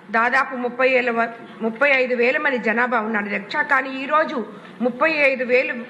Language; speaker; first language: Telugu; native; Telugu